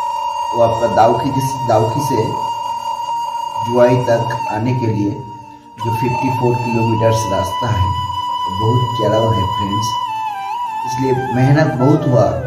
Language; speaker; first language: Hindi; non-native, local second language; Bangla